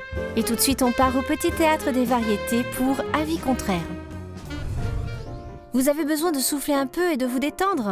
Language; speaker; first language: French; native; French